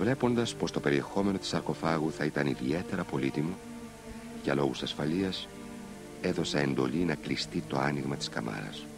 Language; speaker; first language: Greek; native; Greek